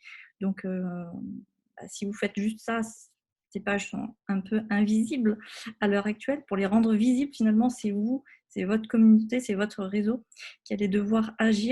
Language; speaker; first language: French; native; French